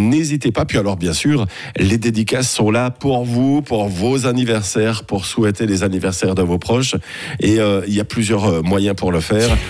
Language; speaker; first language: French; native; French